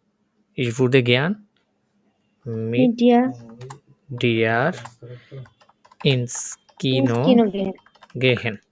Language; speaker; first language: German; non-native, fluent; Bangla